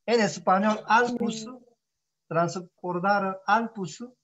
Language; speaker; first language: Spanish; non-native, learner; Korean